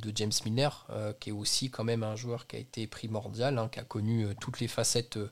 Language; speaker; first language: French; native; French